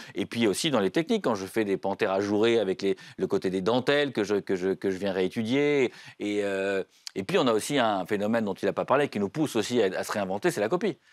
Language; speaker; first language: French; native; French